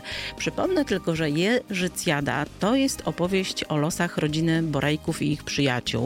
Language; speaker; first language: Polish; native; Polish